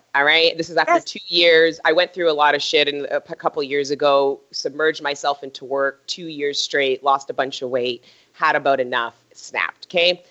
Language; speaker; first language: English; native; English